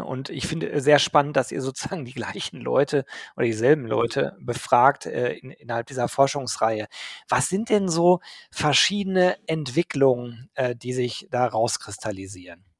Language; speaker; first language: German; native; German